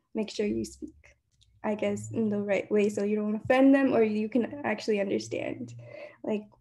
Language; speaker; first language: English; native; English